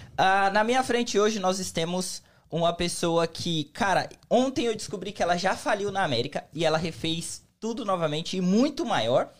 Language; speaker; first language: Portuguese; native; Portuguese